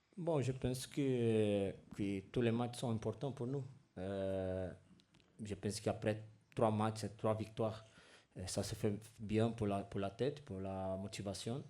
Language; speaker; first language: French; non-native, fluent; Portuguese